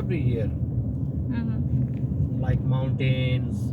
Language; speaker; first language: English; non-native, learner; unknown